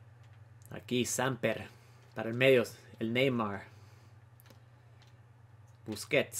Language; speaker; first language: Spanish; early bilingual, heritage; Spanish